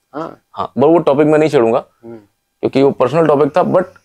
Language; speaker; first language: Hindi; native; Hindi